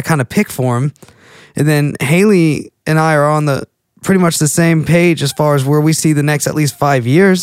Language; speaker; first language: English; native; English